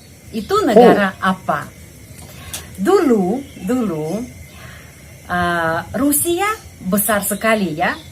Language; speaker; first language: Indonesian; non-native, fluent; Russian